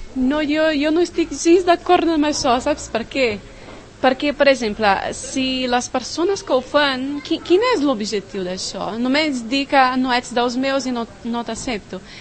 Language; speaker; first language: Catalan; non-native, fluent; Portuguese